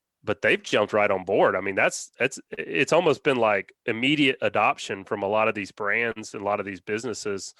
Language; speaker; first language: English; native; English